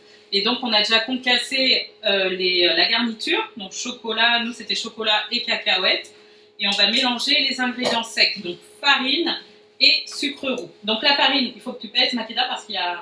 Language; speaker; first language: French; native; French